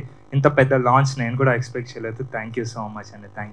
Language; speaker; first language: Telugu; native; Telugu